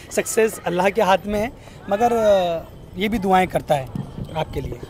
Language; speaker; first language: Hindi; native; Hindi